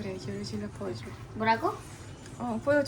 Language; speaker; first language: Korean; non-native, fluent; Spanish